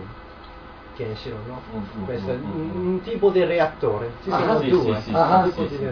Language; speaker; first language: Italian; non-native, learner; Japanese